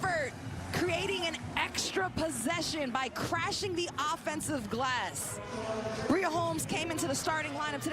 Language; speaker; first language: English; native; English